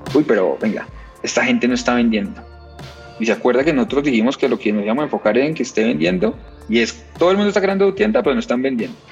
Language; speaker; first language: Spanish; native; Spanish